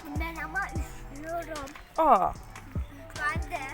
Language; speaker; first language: Turkish; early bilingual, heritage; Turkish